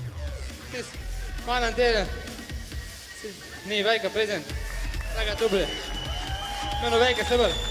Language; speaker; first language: Estonian; non-native, learner; Georgian